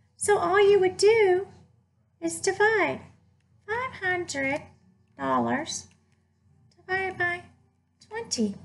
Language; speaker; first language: English; native; English